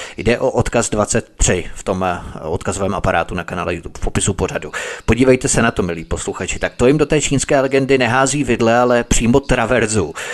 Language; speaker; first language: Czech; native; Czech